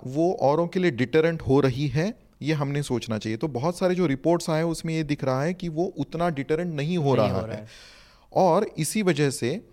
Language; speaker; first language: Hindi; non-native, local second language; Marathi